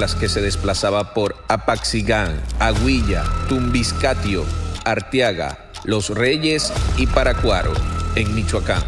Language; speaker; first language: Spanish; native; Spanish